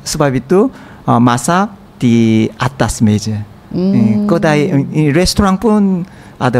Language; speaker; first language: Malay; non-native, learner; Korean